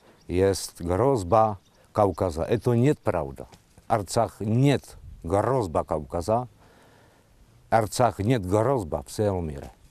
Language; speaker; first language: Russian; non-native, learner; Slovak